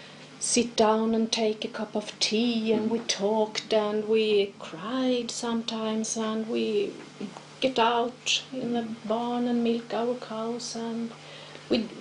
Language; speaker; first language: English; non-native, fluent; Swedish